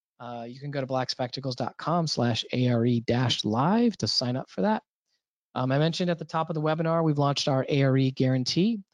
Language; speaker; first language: English; native; English